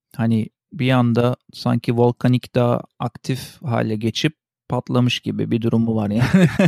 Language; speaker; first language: Turkish; early bilingual, heritage; Turkish